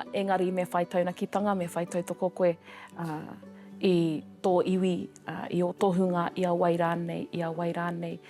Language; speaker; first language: Māori; native; Māori